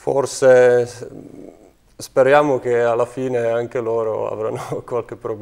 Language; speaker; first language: Italian; non-native, fluent; Czech